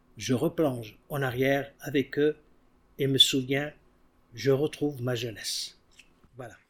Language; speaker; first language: French; non-native, local second language; Arabic